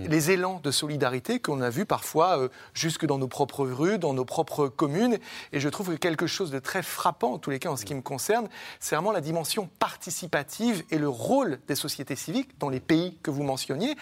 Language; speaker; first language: French; native; French